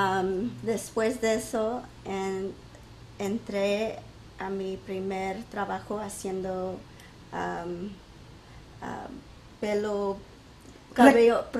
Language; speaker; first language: Spanish; early bilingual, heritage; English